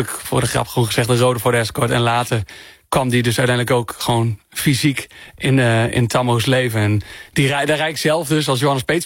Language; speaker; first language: Dutch; native; Dutch